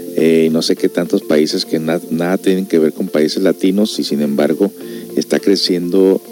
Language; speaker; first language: Spanish; early bilingual, heritage; Spanish